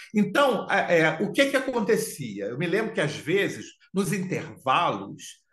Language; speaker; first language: Portuguese; native; Portuguese